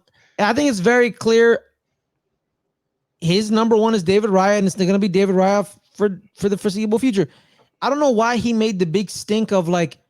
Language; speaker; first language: English; native; English